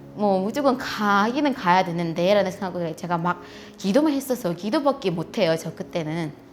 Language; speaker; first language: Korean; non-native, fluent; Burmese